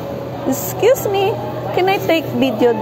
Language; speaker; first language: English; non-native, learner; Filipino